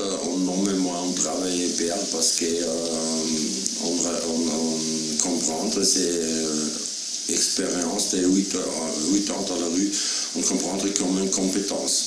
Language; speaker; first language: French; non-native, learner; German